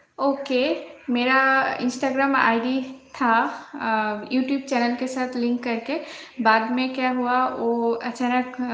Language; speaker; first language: Hindi; non-native, local second language; Bangla